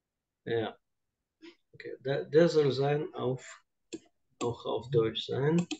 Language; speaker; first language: German; non-native, fluent; Russian